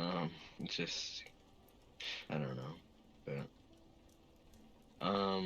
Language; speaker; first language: English; native; English